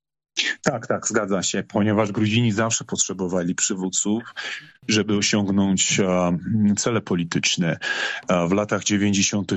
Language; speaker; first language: Polish; non-native, fluent; Georgian